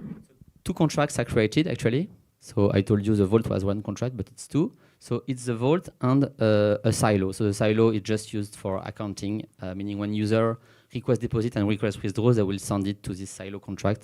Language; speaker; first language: English; non-native, fluent; French